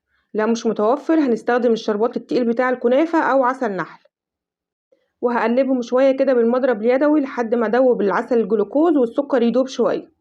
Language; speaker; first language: Arabic; native; Arabic